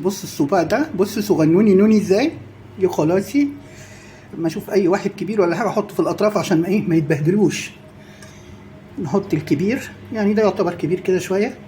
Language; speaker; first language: Arabic; native; Arabic